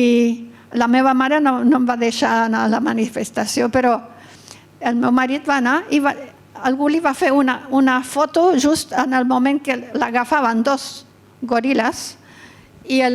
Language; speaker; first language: Catalan; early bilingual, heritage; Catalan